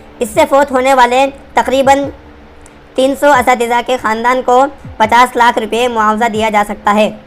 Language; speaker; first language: Urdu; native; Urdu